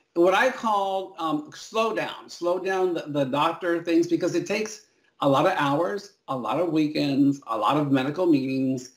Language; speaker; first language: English; early bilingual, other home language; Spanish